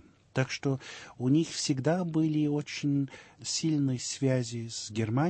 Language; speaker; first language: Russian; early bilingual, heritage; Russian